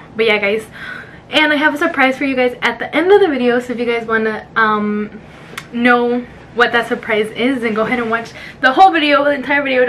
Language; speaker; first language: English; early bilingual, other home language; Spanish